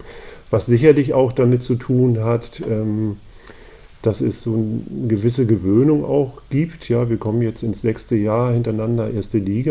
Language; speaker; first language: German; native; German